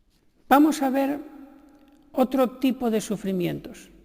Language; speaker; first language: Spanish; native; Spanish